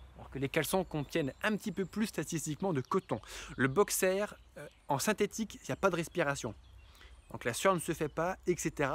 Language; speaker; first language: French; native; French